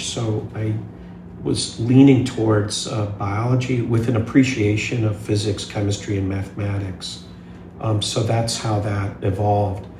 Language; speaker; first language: English; early bilingual, other home language; Hindi